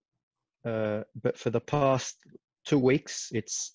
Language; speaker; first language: English; non-native, fluent; Arabic